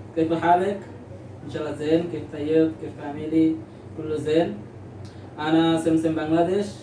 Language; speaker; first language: Arabic; non-native, learner; Bangla